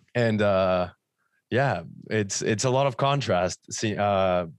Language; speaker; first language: English; non-native, fluent; Spanish